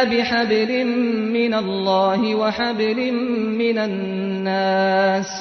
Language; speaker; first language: Arabic; native; Arabic